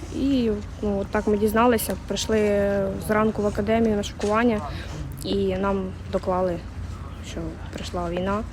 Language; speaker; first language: Ukrainian; native; Ukrainian